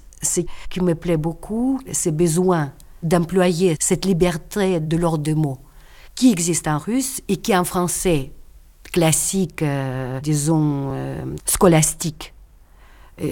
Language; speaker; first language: French; non-native, fluent; Russian